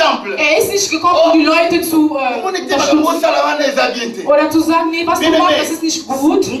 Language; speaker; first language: German; non-native, learner; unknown